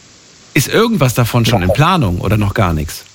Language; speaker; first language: German; native; German